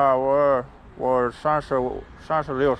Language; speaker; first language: Chinese; non-native, fluent; English